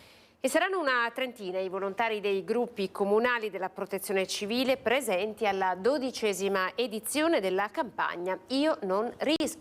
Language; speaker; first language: Italian; native; Italian